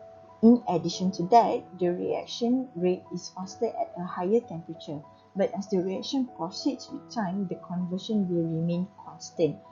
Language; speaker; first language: English; non-native, local second language; Malay